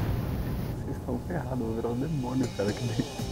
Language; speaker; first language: Portuguese; native; Portuguese